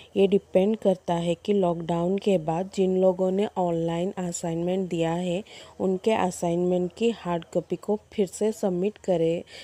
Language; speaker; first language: Hindi; non-native, local second language; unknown